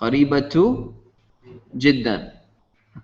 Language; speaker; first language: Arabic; non-native, fluent; English